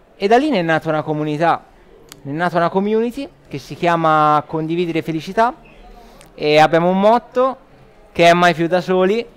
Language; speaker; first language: Italian; native; Italian